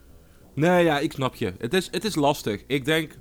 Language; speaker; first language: Dutch; native; Dutch